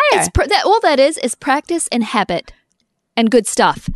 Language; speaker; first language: English; native; English